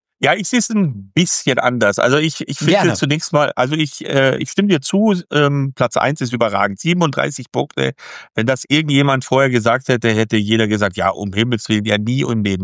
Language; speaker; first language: German; native; German